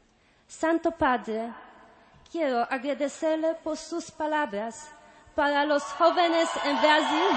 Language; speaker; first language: Spanish; non-native, fluent; Polish